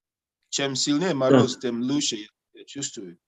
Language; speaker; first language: Russian; non-native, learner; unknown